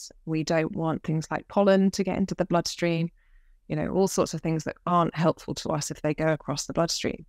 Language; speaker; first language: English; native; English